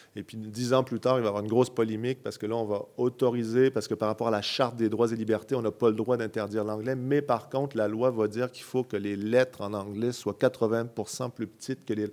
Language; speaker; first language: French; native; French